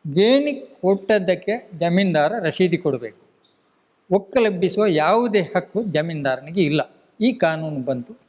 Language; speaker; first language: Kannada; native; Kannada